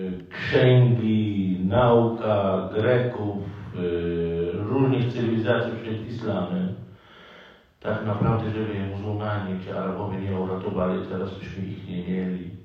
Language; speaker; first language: Polish; non-native, fluent; Arabic